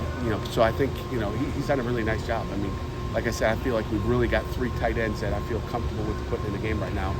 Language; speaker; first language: English; native; English